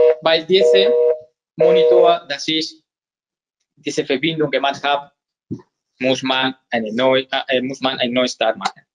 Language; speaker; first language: German; non-native, learner; Spanish